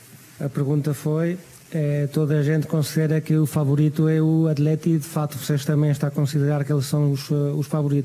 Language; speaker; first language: Portuguese; non-native, fluent; Spanish